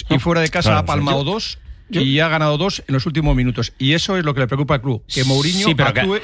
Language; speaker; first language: Spanish; native; Spanish